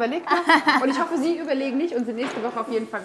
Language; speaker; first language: German; native; German